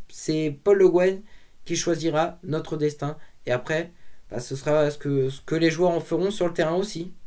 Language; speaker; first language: French; native; French